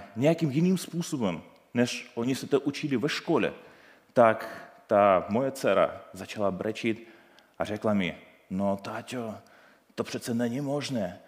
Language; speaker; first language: Czech; non-native, fluent; Ukrainian